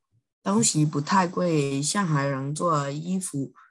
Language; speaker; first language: Chinese; non-native, learner; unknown